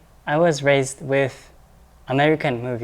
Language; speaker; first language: English; non-native, learner; Japanese